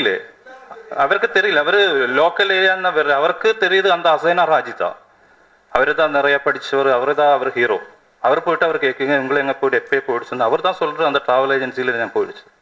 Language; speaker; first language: Tamil; non-native, learner; Malayalam